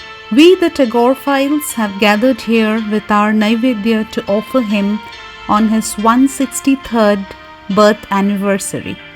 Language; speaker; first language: English; non-native, local second language; Bangla